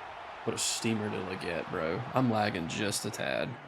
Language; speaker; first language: English; native; English